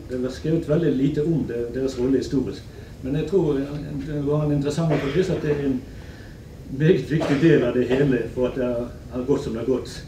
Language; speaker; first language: Norwegian; native; Norwegian